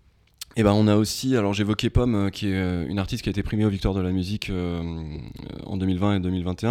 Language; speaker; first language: French; native; French